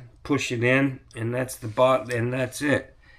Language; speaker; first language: English; native; English